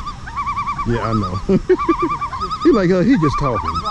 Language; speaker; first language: English; native; English